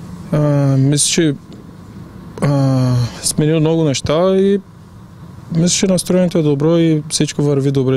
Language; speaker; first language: Bulgarian; non-native, learner; Portuguese